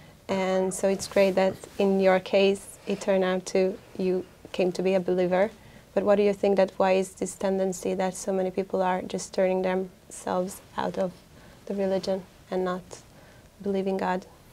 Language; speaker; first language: English; non-native, fluent; Hungarian